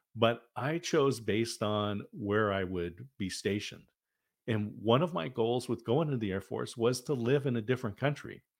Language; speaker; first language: English; native; English